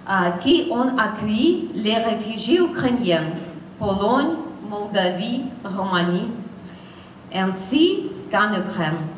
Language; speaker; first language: French; non-native, fluent; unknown